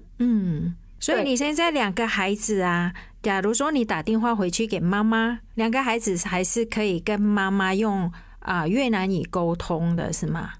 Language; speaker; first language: Chinese; native; Chinese